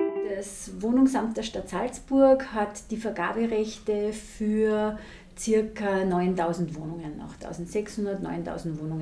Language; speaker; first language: German; native; German